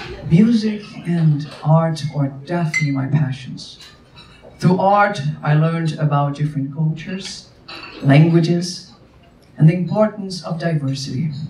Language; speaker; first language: English; non-native, fluent; Portuguese